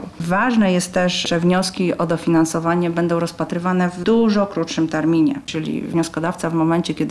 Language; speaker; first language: Polish; native; Polish